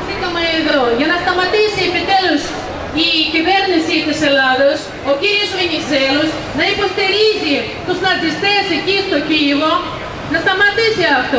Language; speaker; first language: Greek; non-native, fluent; Russian